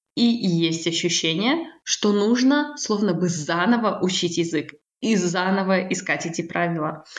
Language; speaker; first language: Russian; native; Russian